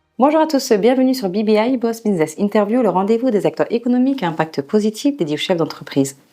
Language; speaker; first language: French; native; French